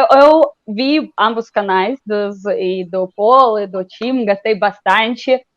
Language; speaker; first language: Portuguese; non-native, fluent; Russian